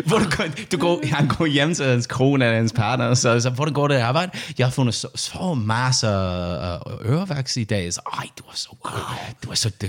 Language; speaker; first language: Danish; non-native, learner; English